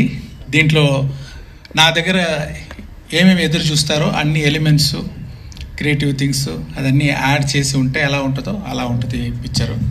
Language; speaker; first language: Telugu; non-native, local second language; Tamil